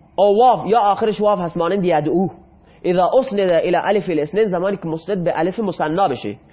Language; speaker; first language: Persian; non-native, local second language; Baluchi